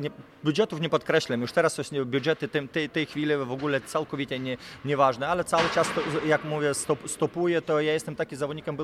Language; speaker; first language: Polish; non-native, fluent; Lithuanian